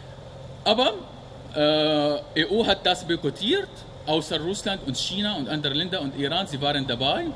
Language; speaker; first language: German; non-native, learner; Arabic